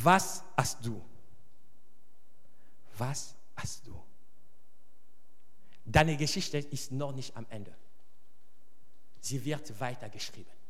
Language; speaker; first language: German; non-native, fluent; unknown